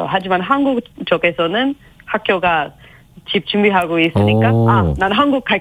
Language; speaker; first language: Korean; non-native, fluent; English